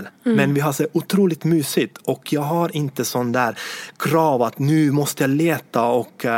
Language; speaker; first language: Swedish; non-native, fluent; Estonian